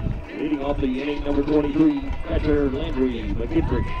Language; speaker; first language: English; native; English